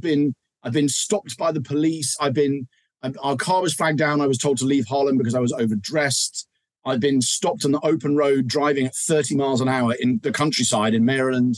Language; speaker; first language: English; native; English